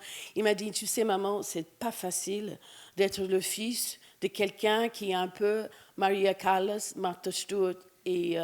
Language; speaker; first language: French; non-native, fluent; English